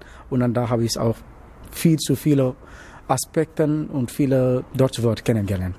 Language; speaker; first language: German; non-native, learner; Wolof